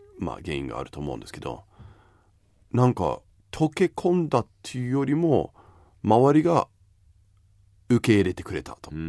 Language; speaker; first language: Japanese; non-native, fluent; English